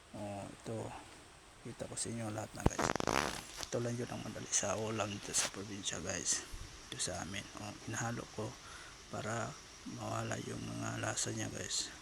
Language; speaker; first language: Filipino; non-native, local second language; Cebuano